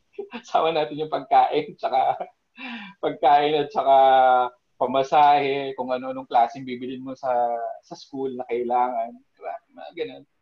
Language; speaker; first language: Filipino; native; Filipino